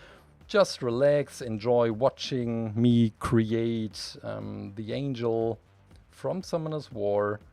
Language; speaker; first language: English; non-native, fluent; German